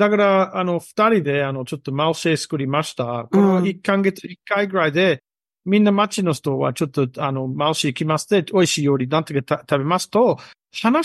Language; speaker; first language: Japanese; non-native, learner; English